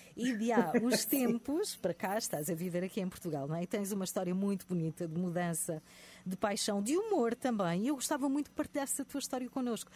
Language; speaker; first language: Portuguese; native; Portuguese